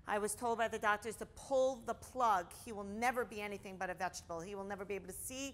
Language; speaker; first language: English; native; English